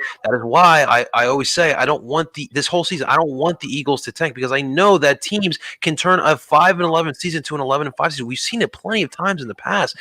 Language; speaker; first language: English; native; English